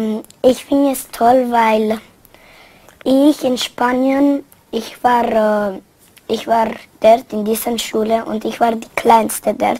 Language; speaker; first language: German; early bilingual, other home language; Spanish